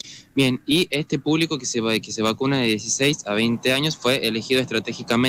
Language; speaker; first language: Spanish; native; Spanish